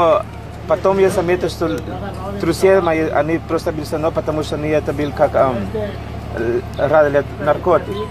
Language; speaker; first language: Russian; non-native, learner; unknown